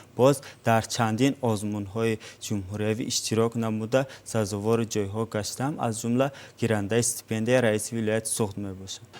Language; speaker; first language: Tajik; non-native, local second language; Uzbek